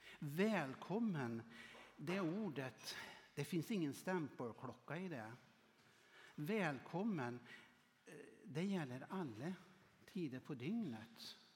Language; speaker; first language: Swedish; native; Swedish